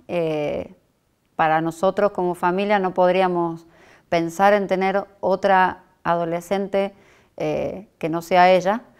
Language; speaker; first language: Spanish; native; Spanish